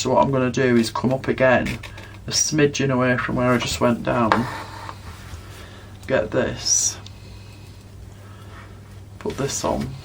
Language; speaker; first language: English; native; English